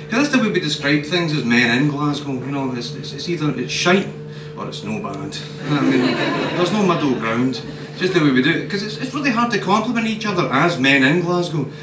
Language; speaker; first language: English; native; English